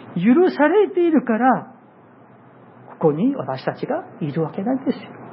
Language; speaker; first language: Japanese; non-native, fluent; Korean